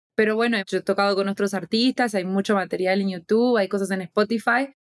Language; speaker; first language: Spanish; native; Spanish